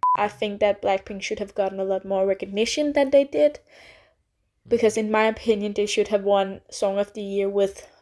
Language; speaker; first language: English; non-native, fluent; Danish